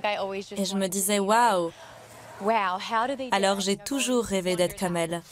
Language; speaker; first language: French; non-native, fluent; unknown